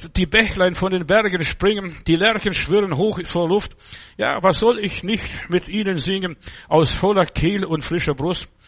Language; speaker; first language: German; non-native, fluent; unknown